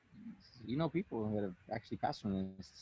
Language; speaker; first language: English; native; English